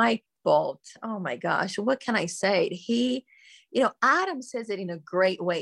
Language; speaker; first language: English; non-native, fluent; Portuguese